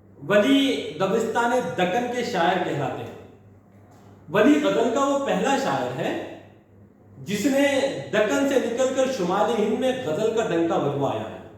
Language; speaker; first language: Urdu; native; Urdu